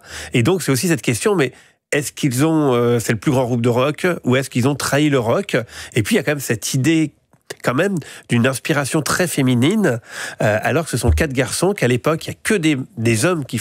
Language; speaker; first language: French; native; French